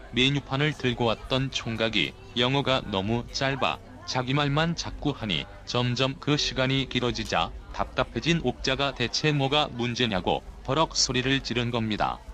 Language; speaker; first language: Korean; native; Korean